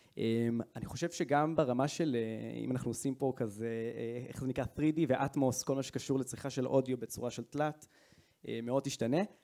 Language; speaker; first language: Hebrew; native; Hebrew